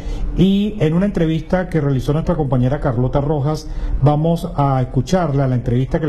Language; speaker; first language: Spanish; native; Spanish